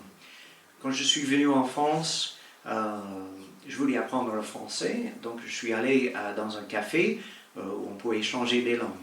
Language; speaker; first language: French; native; French